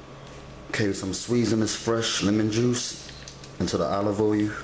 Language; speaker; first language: English; native; English